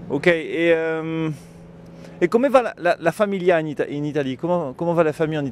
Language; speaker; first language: Italian; non-native, learner; French